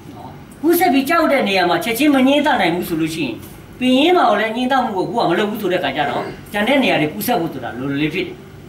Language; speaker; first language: Burmese; non-native, local second language; S'gaw Karen